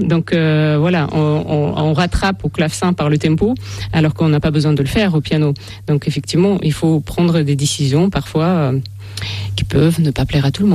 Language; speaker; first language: French; non-native, fluent; Russian